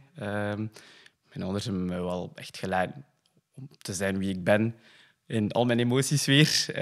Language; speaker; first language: Dutch; non-native, fluent; French